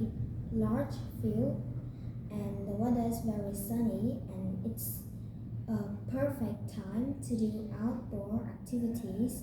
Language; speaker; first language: English; non-native, learner; Vietnamese